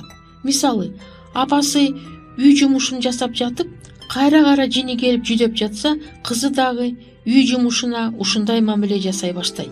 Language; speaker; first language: Kyrgyz; native; Kyrgyz